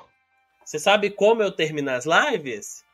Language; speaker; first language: Portuguese; native; Portuguese